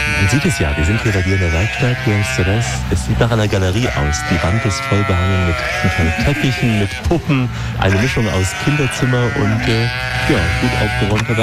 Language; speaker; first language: German; native; German